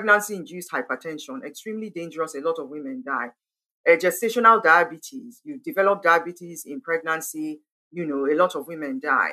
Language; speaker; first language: English; non-native, local second language; Igbo